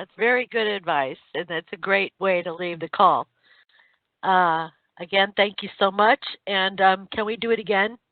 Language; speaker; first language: English; native; English